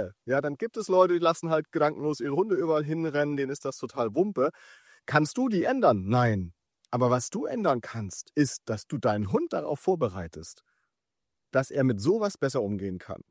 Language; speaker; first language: German; native; German